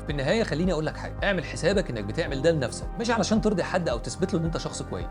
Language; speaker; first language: Arabic; native; Arabic